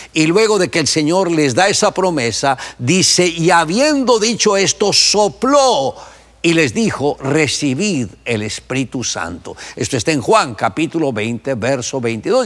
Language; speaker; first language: Spanish; native; Spanish